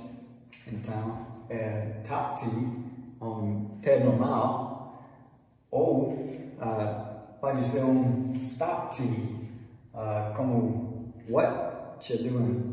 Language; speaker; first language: Portuguese; non-native, fluent; English